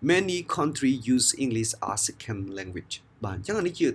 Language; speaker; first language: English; non-native, fluent; Khmer